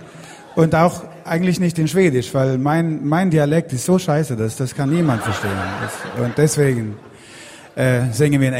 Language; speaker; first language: German; non-native, fluent; Swedish